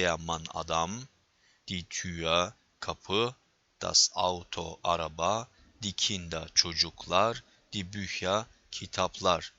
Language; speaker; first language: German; non-native, fluent; Turkish